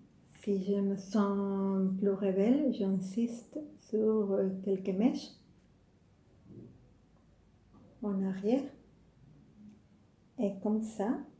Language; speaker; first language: French; non-native, fluent; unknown